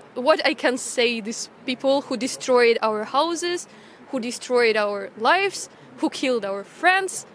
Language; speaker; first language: German; non-native, fluent; Ukrainian